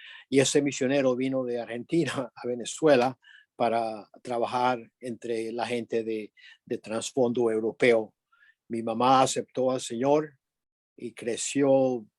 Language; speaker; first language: Spanish; early bilingual, other home language; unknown